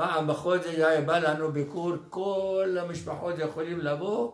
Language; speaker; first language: Hebrew; non-native, fluent; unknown